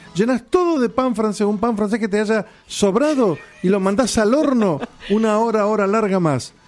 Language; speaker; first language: Spanish; native; Spanish